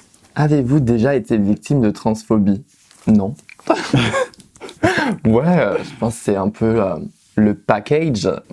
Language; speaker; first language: French; native; French